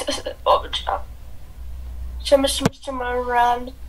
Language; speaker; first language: Chinese; non-native, learner; English